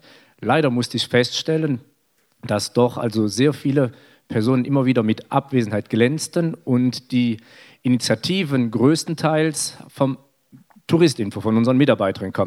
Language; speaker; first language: German; native; German